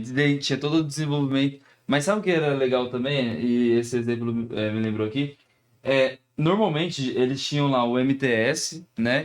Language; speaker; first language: Portuguese; native; Portuguese